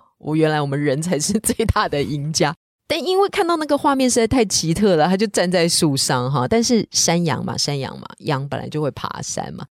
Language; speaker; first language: Chinese; native; Chinese